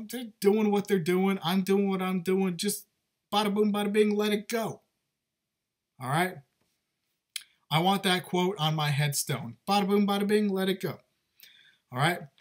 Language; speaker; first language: English; native; English